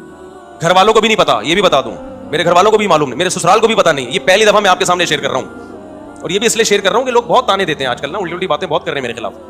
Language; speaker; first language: Urdu; native; Urdu